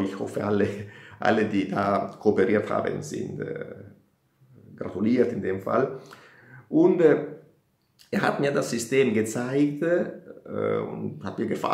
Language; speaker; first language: German; non-native, fluent; Italian